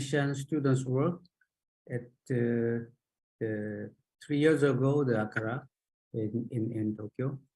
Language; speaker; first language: English; non-native, learner; Japanese